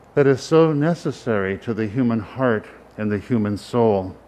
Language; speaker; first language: English; native; English